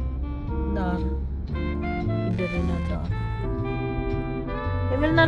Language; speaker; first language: Dutch; non-native, learner; Indonesian